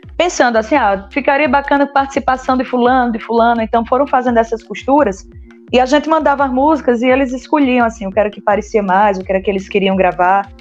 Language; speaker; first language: Portuguese; native; Portuguese